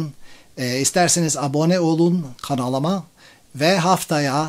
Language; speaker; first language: Turkish; non-native, fluent; English